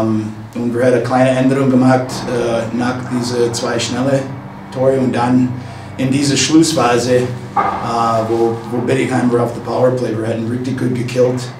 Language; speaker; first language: German; non-native, fluent; English